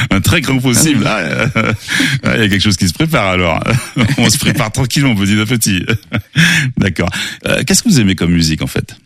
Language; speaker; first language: French; native; French